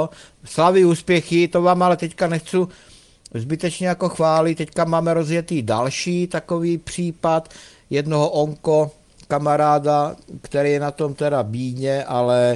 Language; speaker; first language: Czech; native; Czech